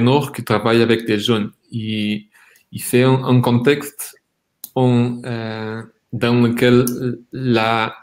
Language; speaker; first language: French; non-native, fluent; Portuguese